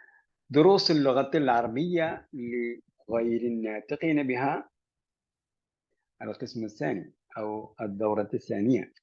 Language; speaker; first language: Arabic; non-native, fluent; Malayalam